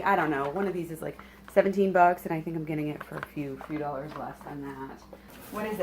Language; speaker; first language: English; native; English